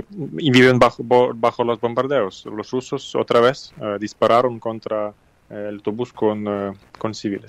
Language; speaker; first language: Spanish; non-native, fluent; Ukrainian